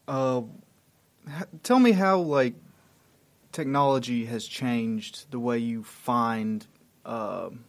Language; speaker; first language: English; native; English